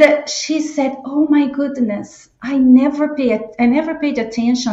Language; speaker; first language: English; non-native, fluent; Portuguese